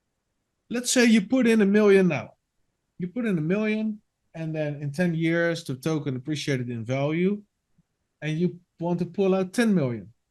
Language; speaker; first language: English; non-native, fluent; Dutch